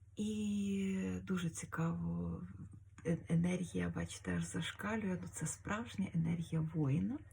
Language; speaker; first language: Ukrainian; native; Ukrainian